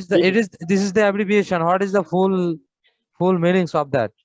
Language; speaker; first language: English; non-native, fluent; Bangla